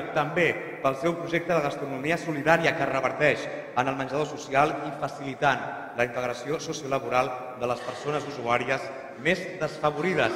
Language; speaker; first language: Catalan; native; Catalan